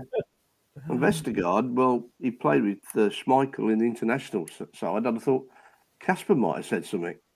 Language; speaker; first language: English; native; English